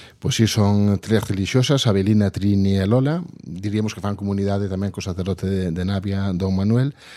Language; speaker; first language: Galician; native; Galician